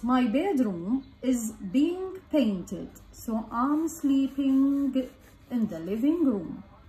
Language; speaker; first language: English; non-native, fluent; Arabic